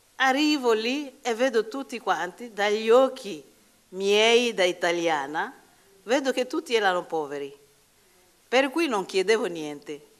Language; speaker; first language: Italian; non-native, fluent; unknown